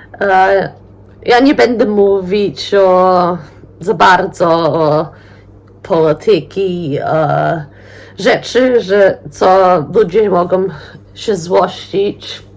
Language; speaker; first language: Polish; early bilingual, heritage; Polish